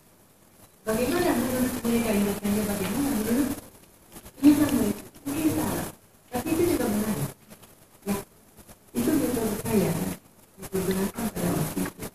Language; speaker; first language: Indonesian; non-native, fluent; Japanese